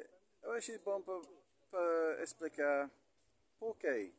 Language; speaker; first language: Portuguese; non-native, learner; English